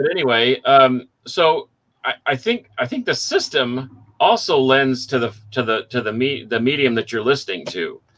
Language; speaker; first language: English; native; English